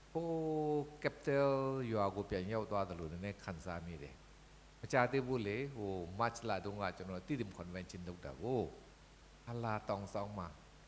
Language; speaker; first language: Burmese; non-native, local second language; Kachin